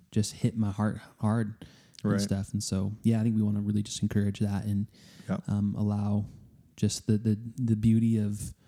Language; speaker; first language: English; native; English